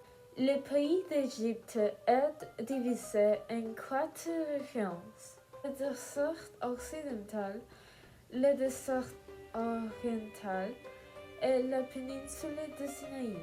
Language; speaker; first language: French; non-native, learner; Portuguese